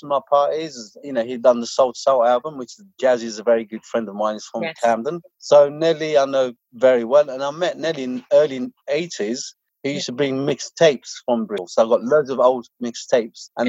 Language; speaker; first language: English; non-native, local second language; Arabic